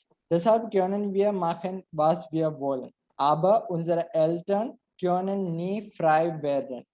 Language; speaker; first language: German; non-native, learner; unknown